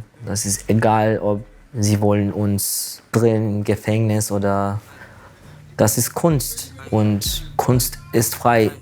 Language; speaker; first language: German; non-native, learner; Turkish